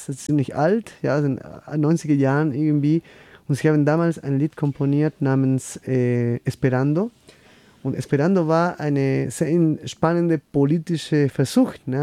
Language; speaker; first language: German; non-native, fluent; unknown